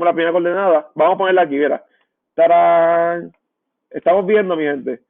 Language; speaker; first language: Spanish; native; Spanish